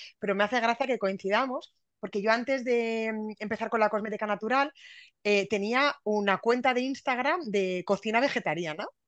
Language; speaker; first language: Spanish; native; Spanish